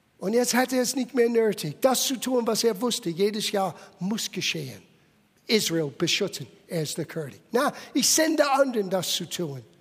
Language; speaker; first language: German; non-native, fluent; English